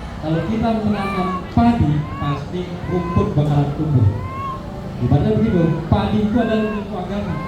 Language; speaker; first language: Indonesian; native; Indonesian